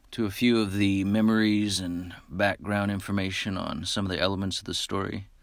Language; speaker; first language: English; native; English